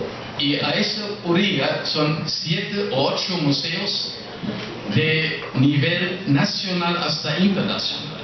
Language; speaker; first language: Spanish; non-native, fluent; German